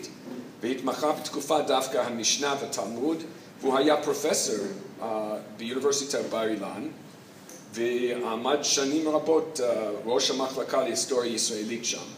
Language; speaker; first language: Hebrew; non-native, fluent; English